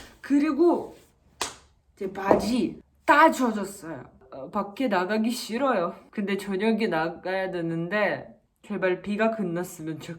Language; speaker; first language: Korean; non-native, fluent; Russian